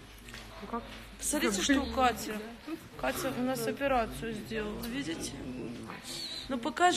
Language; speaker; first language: Russian; native; Russian